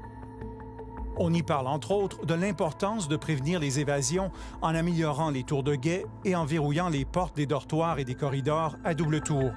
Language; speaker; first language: French; native; French